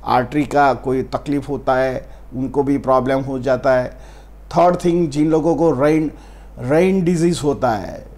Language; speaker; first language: Hindi; non-native, local second language; Gujarati